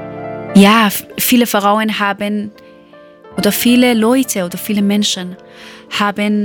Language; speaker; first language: German; non-native, learner; Persian